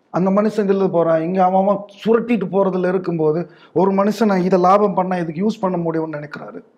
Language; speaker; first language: Tamil; native; Tamil